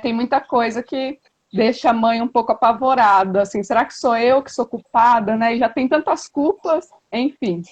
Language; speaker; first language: Portuguese; native; Portuguese